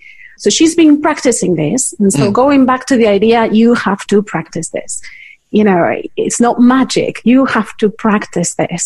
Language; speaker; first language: English; non-native, fluent; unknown